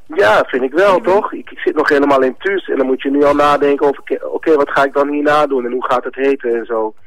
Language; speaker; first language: Dutch; early bilingual, other home language; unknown